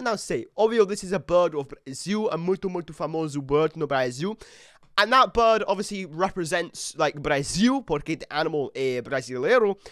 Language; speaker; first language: Portuguese; non-native, learner; English